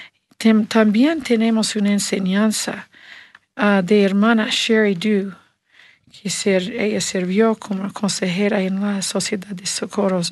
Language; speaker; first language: Spanish; non-native, learner; English